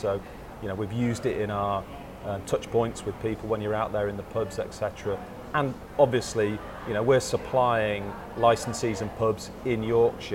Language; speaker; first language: English; native; English